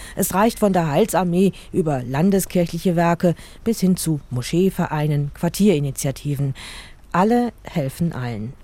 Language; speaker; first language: German; native; German